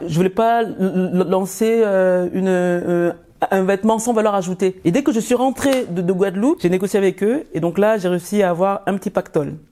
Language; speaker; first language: French; early bilingual, other home language; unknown